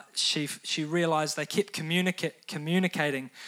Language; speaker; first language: English; native; English